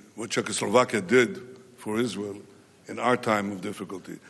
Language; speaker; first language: English; non-native, fluent; Hebrew